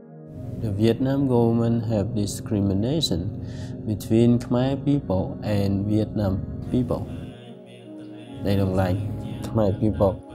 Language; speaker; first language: English; non-native, learner; Khmer